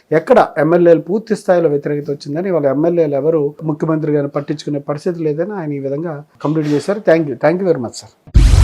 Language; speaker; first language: Telugu; native; Telugu